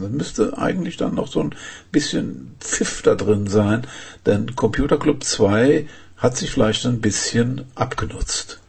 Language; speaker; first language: German; native; German